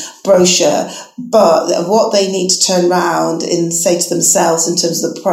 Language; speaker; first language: English; native; English